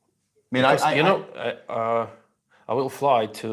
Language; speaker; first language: English; non-native, learner; Russian